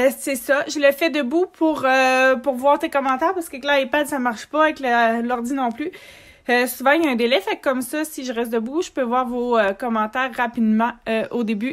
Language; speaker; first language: French; native; French